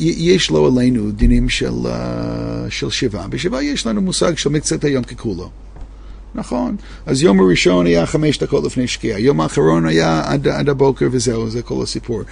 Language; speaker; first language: Hebrew; non-native, fluent; English